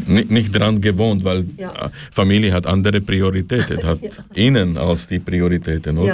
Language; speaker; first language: German; non-native, fluent; Slovak